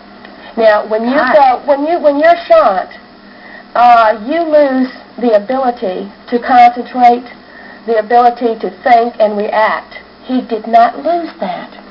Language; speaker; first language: English; native; English